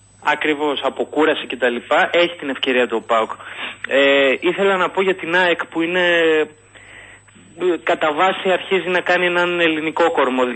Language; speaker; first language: Greek; native; Greek